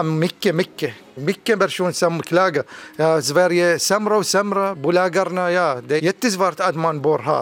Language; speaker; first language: Swedish; non-native, learner; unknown